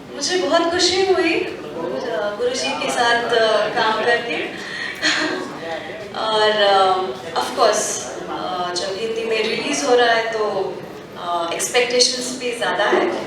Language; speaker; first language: Hindi; non-native, local second language; Kannada